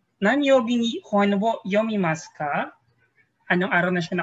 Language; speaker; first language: Japanese; non-native, fluent; Filipino